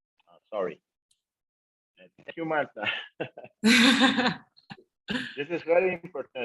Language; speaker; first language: English; non-native, learner; Portuguese